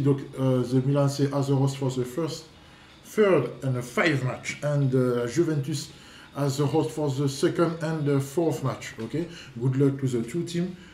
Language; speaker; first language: English; non-native, learner; French